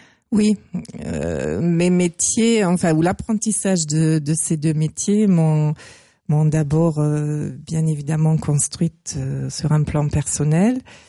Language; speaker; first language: French; non-native, fluent; German